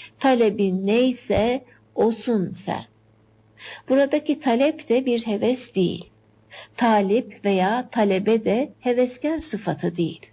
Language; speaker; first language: Turkish; native; Turkish